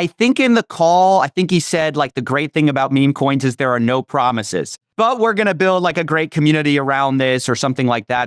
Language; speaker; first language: English; native; English